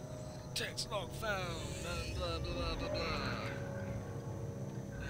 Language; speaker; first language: English; native; English